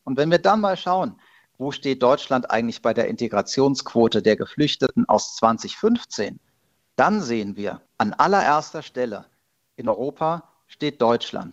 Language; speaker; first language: German; native; German